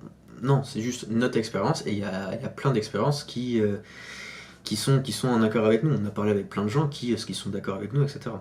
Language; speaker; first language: French; native; French